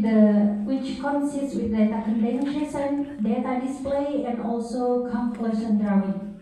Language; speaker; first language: English; non-native, learner; Indonesian